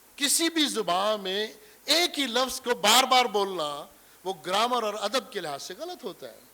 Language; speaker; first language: Urdu; non-native, local second language; Punjabi